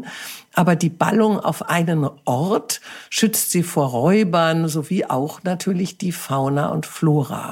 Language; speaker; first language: German; native; German